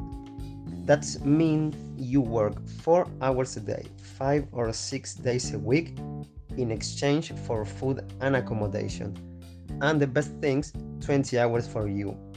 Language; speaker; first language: English; non-native, fluent; Spanish